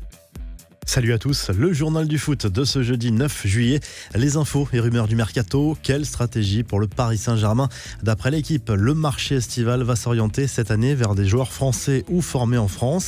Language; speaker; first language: French; native; French